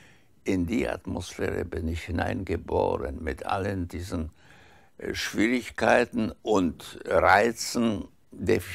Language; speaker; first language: German; early bilingual, heritage; German